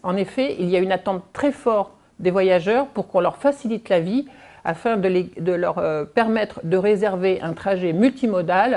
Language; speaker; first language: French; native; French